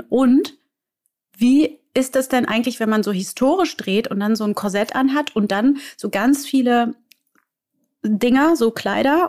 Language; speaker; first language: German; native; German